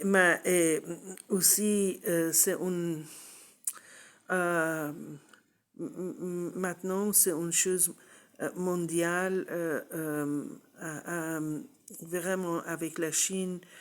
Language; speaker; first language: French; non-native, learner; English